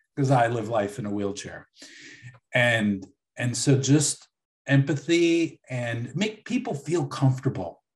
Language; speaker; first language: English; native; English